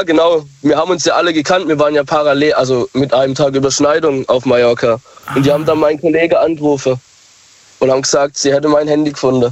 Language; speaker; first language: German; native; German